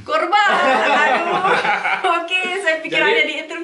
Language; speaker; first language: Indonesian; non-native, fluent; Dutch